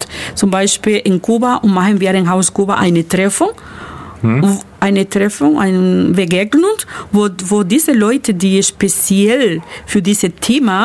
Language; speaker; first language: German; non-native, learner; Spanish